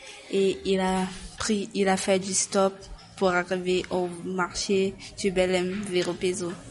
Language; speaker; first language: French; non-native, learner; Portuguese